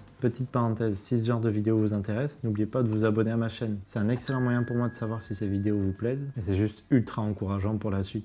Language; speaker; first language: French; native; French